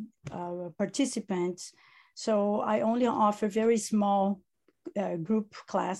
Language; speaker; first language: English; non-native, fluent; Italian